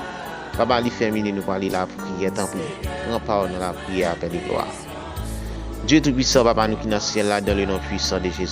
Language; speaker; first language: French; non-native, local second language; Haitian Creole